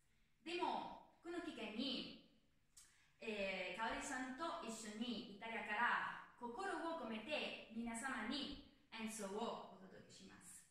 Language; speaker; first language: Japanese; non-native, learner; Italian